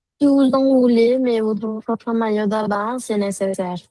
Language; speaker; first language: French; non-native, fluent; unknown